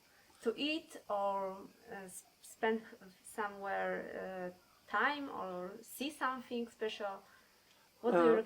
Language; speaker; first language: English; non-native, learner; Polish